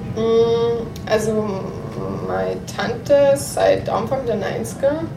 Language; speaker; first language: German; native; German